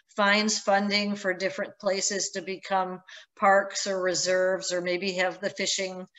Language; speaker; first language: English; native; English